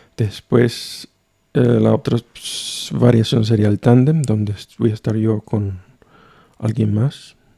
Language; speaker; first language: Spanish; native; Spanish